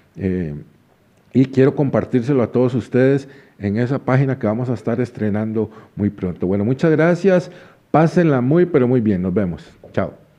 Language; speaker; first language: Spanish; native; Spanish